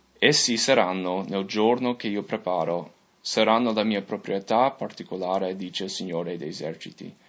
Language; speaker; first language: Italian; non-native, fluent; English